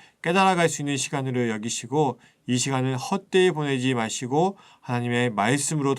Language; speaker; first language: Korean; native; Korean